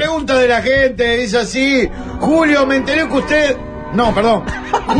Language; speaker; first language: Spanish; native; Spanish